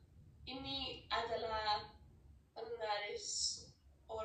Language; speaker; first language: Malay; non-native, learner; English